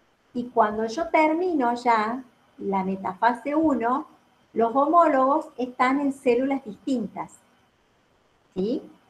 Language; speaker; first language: Spanish; native; Spanish